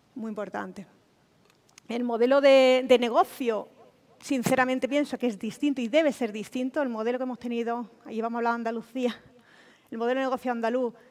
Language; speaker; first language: Spanish; native; Spanish